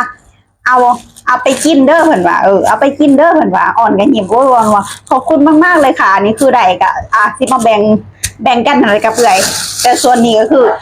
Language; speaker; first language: Thai; non-native, local second language; Lao